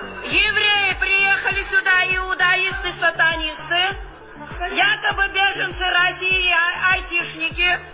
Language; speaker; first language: Russian; non-native, fluent; Armenian